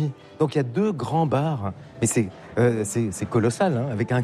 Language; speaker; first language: French; native; French